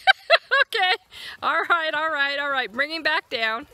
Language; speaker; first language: English; native; English